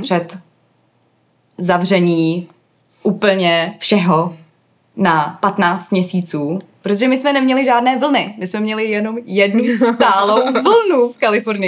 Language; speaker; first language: Czech; early bilingual, other home language; English